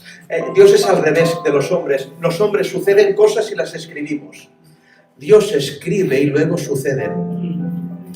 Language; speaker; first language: Spanish; native; Spanish